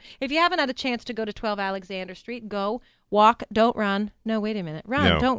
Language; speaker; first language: English; native; English